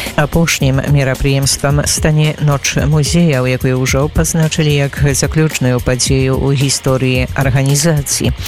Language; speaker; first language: Belarusian; native; Belarusian